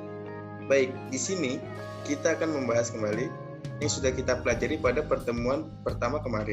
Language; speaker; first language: Indonesian; native; Indonesian